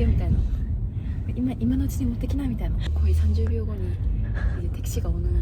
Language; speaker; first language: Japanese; non-native, fluent; Korean